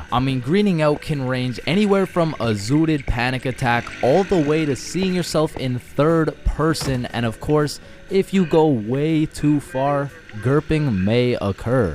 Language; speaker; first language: English; native; English